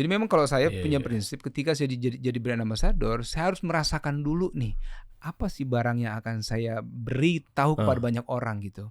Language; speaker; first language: Indonesian; native; Indonesian